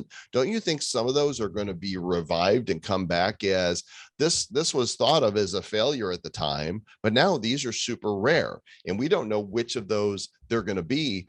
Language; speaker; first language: English; native; English